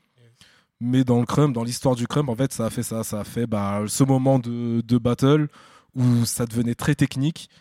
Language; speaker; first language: French; native; French